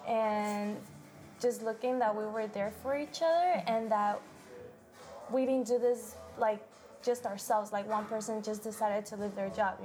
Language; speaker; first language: English; early bilingual, other home language; Spanish